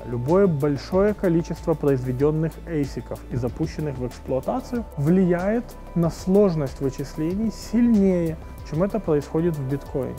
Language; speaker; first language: Russian; native; Russian